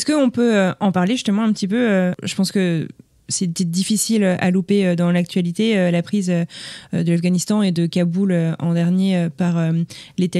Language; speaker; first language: French; native; French